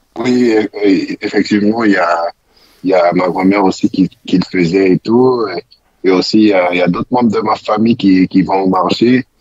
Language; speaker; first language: French; non-native, local second language; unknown